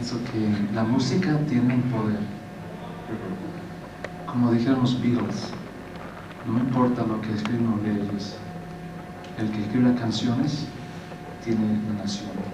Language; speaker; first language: Spanish; non-native, fluent; English